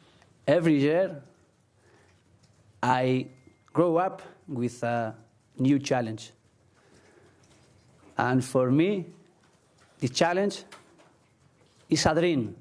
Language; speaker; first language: English; non-native, learner; Spanish